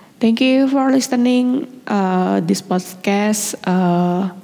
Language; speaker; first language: English; non-native, learner; Indonesian